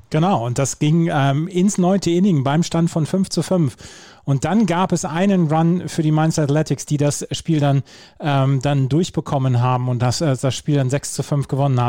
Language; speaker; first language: German; native; German